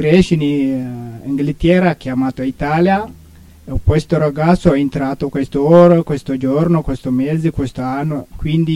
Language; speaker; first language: Italian; non-native, learner; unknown